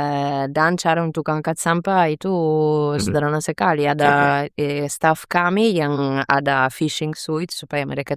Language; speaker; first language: Indonesian; non-native, fluent; Italian